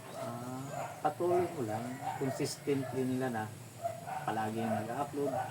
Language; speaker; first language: Filipino; non-native, local second language; Cebuano